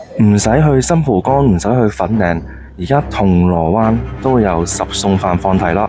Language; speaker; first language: Cantonese; native; Cantonese